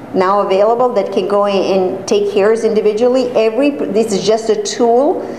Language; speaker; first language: English; non-native, fluent; Serbian